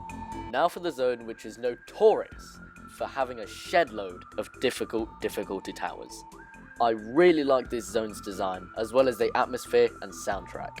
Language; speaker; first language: English; native; English